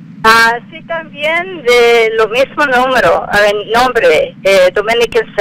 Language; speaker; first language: Spanish; non-native, fluent; English